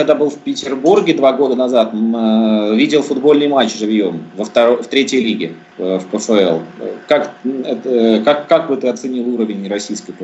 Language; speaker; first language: Russian; native; Russian